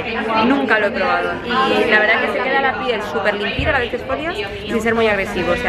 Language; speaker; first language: Spanish; native; Spanish